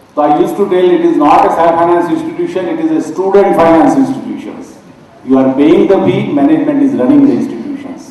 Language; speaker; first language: English; non-native, local second language; Gujarati